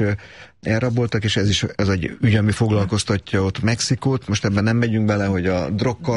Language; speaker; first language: Hungarian; native; Hungarian